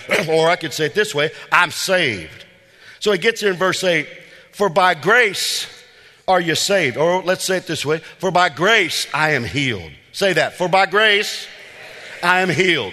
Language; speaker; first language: English; native; English